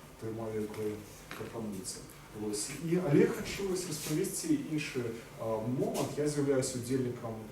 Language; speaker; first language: Belarusian; non-native, local second language; Russian